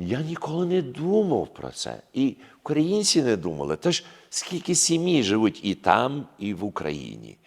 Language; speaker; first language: Ukrainian; early bilingual, heritage; Ukrainian